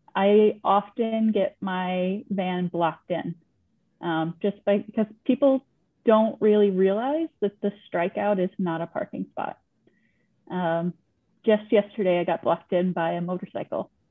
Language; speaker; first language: English; native; English